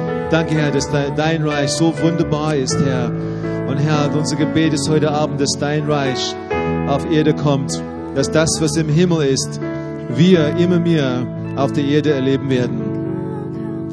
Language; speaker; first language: German; native; German